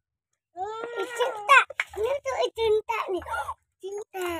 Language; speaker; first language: Indonesian; native; Indonesian